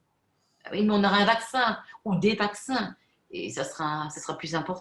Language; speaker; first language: French; non-native, fluent; Spanish